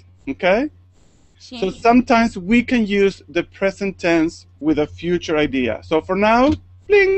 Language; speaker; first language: English; non-native, fluent; Spanish